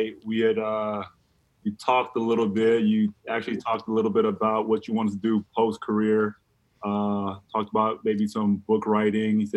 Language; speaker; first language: English; native; English